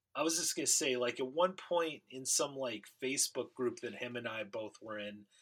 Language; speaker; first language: English; native; English